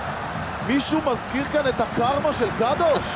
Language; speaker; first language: Hebrew; native; Hebrew